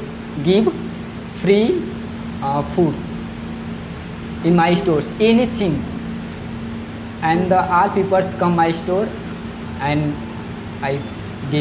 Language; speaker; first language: English; non-native, learner; Hindi